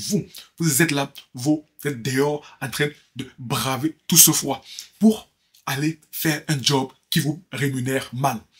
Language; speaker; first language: French; native; French